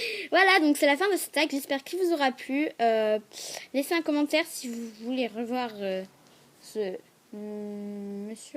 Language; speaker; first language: French; native; French